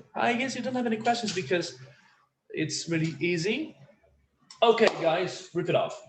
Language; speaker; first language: English; non-native, fluent; Portuguese